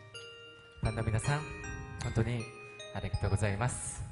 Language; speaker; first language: Japanese; non-native, learner; Korean